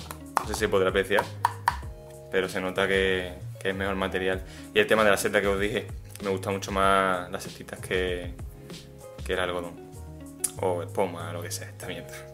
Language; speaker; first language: Spanish; native; Spanish